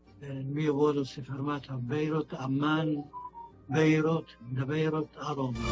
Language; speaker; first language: Italian; non-native, fluent; Arabic